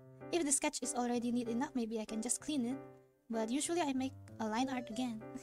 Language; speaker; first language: English; non-native, fluent; Indonesian